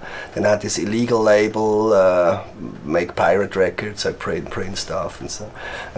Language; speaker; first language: English; non-native, fluent; Swiss German